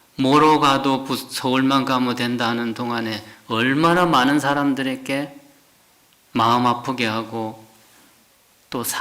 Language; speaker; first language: Korean; native; Korean